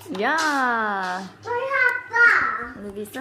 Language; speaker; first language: Swedish; non-native, fluent; Thai